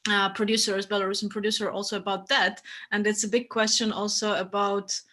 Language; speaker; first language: English; non-native, fluent; Russian